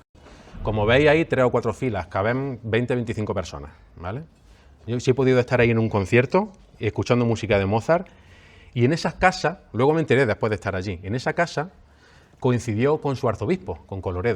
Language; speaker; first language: Spanish; native; Spanish